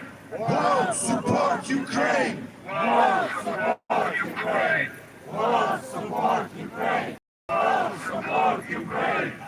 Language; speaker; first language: English; non-native, learner; Ukrainian